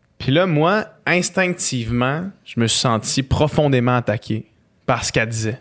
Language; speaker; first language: French; native; French